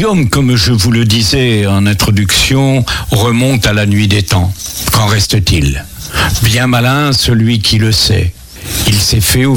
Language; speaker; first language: French; native; French